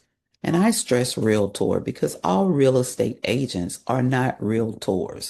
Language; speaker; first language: English; native; English